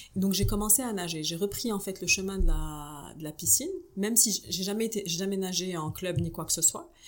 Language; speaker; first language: French; non-native, local second language; Arabic